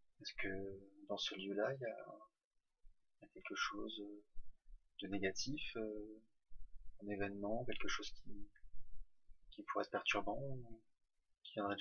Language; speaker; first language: French; native; French